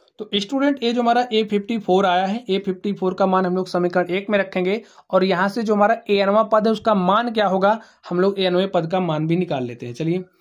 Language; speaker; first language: Hindi; native; Hindi